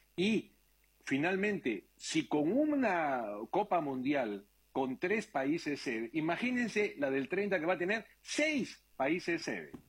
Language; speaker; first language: Spanish; native; Spanish